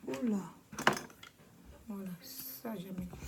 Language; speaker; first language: French; non-native, learner; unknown